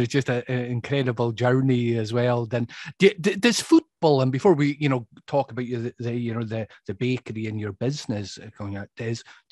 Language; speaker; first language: English; native; English